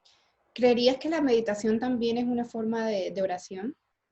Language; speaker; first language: Spanish; native; Spanish